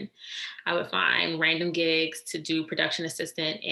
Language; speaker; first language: English; native; English